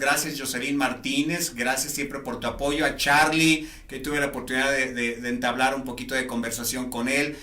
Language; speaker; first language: Spanish; native; Spanish